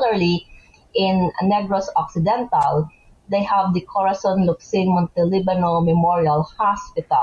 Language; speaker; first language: English; non-native, local second language; Hiligaynon